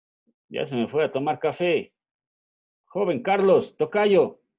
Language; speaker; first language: Spanish; native; Spanish